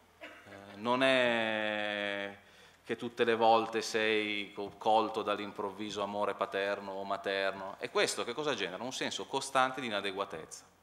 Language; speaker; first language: Italian; native; Italian